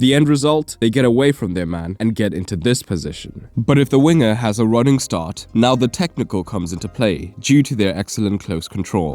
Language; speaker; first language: English; native; English